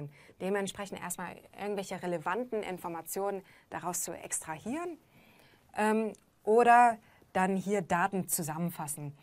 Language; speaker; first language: German; native; German